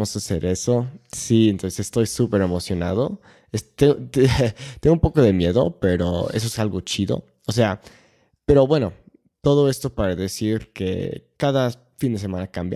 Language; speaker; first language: Spanish; non-native, fluent; English